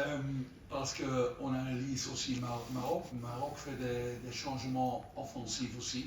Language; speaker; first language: French; non-native, fluent; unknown